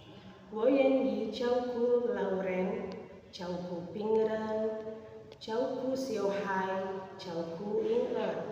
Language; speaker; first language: Chinese; non-native, learner; Indonesian